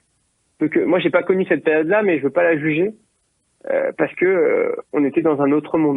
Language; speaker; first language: French; native; French